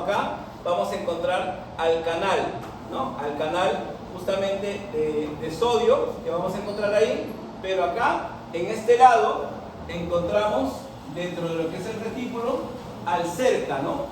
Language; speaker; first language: Spanish; native; Spanish